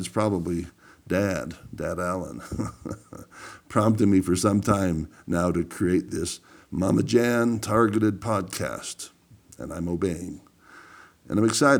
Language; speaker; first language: English; native; English